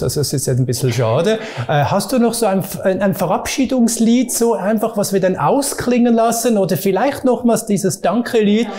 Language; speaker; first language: German; native; German